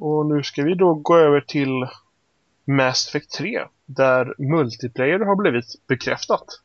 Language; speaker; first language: Swedish; native; Swedish